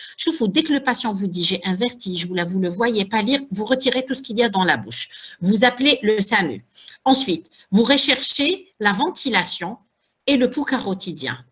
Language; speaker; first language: French; non-native, local second language; Arabic